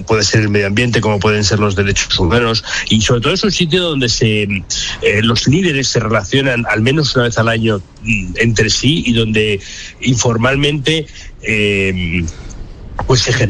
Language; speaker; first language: Spanish; native; Spanish